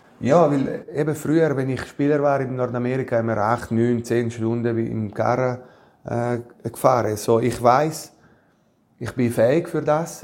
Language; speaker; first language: German; non-native, fluent; Italian